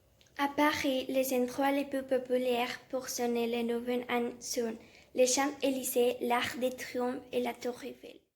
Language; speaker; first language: French; non-native, learner; Spanish